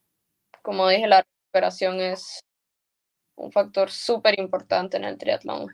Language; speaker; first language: Spanish; early bilingual, heritage; Spanish